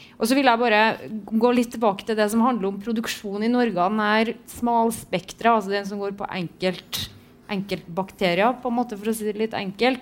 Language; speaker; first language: Norwegian; native; Norwegian